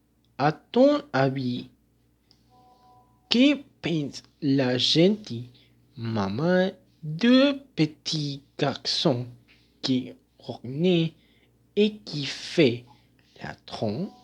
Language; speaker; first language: French; non-native, learner; Spanish